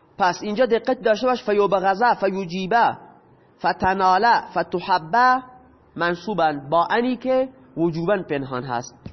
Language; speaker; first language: Persian; non-native, local second language; Baluchi